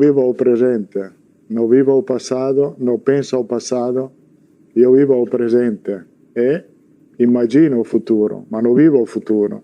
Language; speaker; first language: Portuguese; non-native, learner; Italian